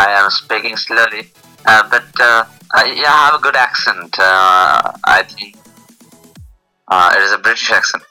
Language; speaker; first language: English; non-native, local second language; Bangla